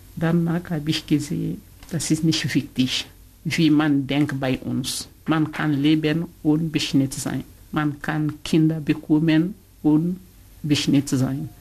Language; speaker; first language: German; non-native, learner; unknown